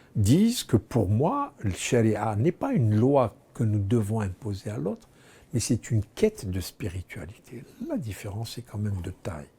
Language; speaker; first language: French; non-native, local second language; Arabic